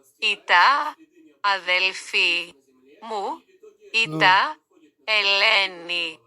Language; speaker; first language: Greek; non-native, learner; Ukrainian